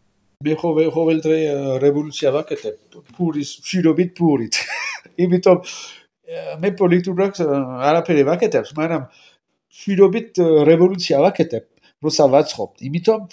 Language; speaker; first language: Georgian; non-native, learner; French